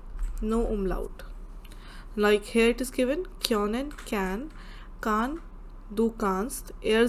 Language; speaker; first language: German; non-native, learner; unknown